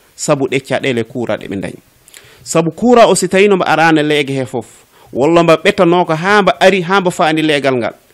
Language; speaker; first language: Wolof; non-native, local second language; Fula